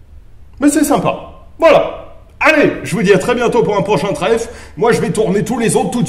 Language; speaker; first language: French; native; French